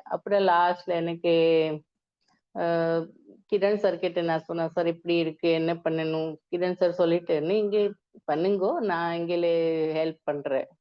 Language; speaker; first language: Tamil; non-native, learner; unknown